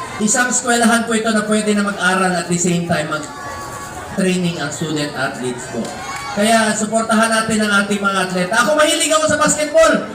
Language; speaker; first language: Filipino; non-native, local second language; Cebuano